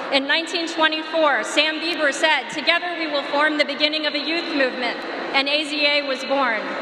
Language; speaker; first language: English; native; English